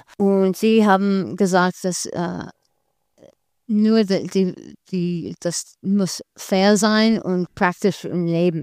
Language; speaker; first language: German; non-native, learner; English